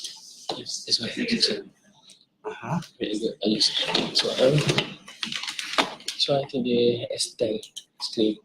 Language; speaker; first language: English; non-native, local second language; Malay